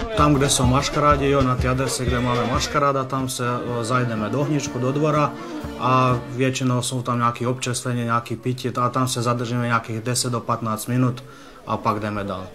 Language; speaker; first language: Czech; early bilingual, heritage; Czech